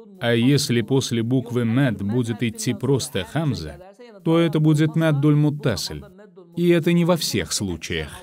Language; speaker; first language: Russian; non-native, fluent; Azerbaijani